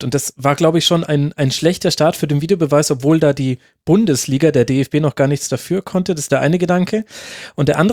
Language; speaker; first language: German; native; German